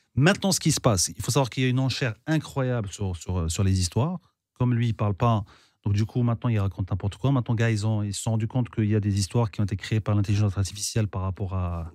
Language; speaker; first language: French; non-native, local second language; Arabic